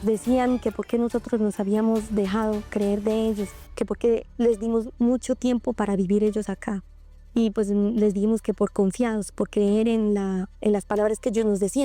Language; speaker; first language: Spanish; native; Spanish